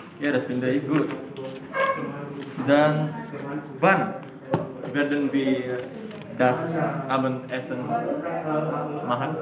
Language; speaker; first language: German; non-native, learner; Indonesian